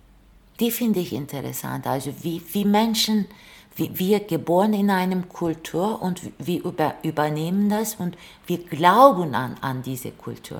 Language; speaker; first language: German; non-native, fluent; Turkish